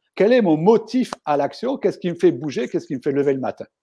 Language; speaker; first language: French; native; French